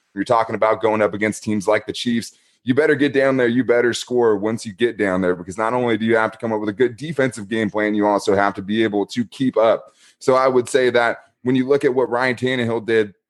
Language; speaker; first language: English; native; English